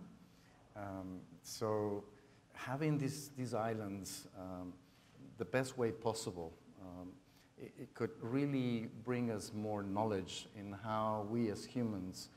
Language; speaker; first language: English; non-native, fluent; Spanish